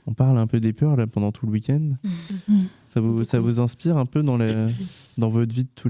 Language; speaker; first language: French; native; French